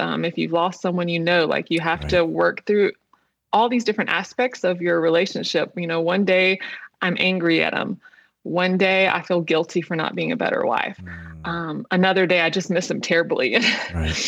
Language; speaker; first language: English; native; English